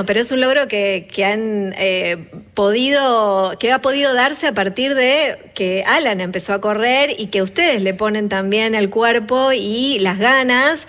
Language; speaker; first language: Spanish; native; Spanish